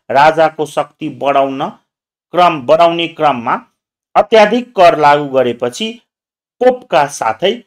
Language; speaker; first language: Nepali; non-native, local second language; Maithili